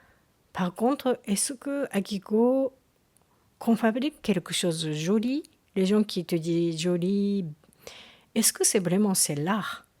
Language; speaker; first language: French; non-native, learner; Japanese